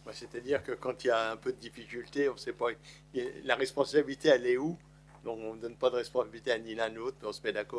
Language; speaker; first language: French; native; French